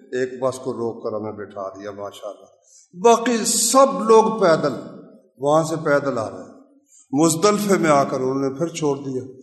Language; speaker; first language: Urdu; non-native, local second language; Punjabi